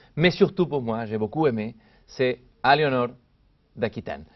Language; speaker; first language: French; non-native, fluent; Spanish